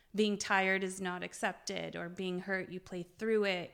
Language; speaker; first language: English; early bilingual, other home language; Armenian